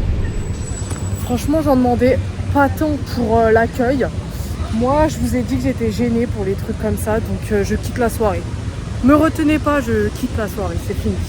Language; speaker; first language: French; native; French